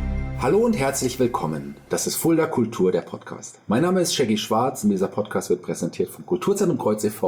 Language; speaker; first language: German; native; German